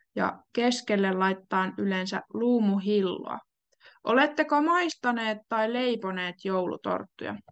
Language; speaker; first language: Finnish; native; Finnish